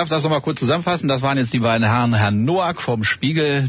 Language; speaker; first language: German; native; German